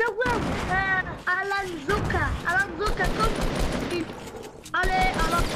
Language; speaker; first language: English; non-native, learner; French